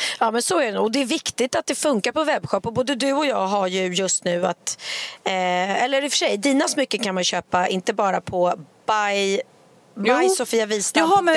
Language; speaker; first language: Swedish; native; Swedish